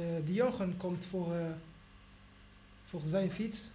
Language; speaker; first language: Dutch; non-native, learner; Arabic